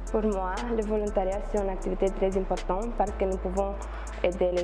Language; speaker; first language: French; non-native, learner; Romanian